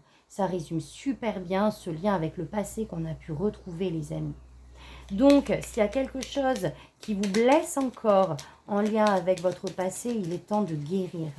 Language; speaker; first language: French; native; French